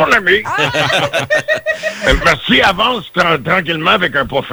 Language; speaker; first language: French; native; French